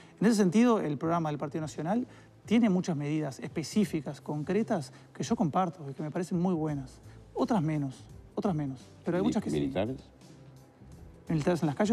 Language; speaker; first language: Spanish; native; Spanish